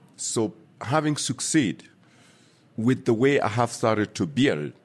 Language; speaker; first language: English; non-native, fluent; Mossi